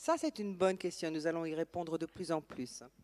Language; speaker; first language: French; native; French